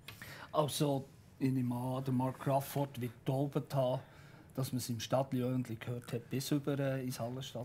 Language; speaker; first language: German; native; German